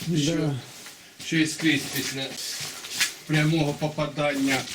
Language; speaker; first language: Ukrainian; native; Ukrainian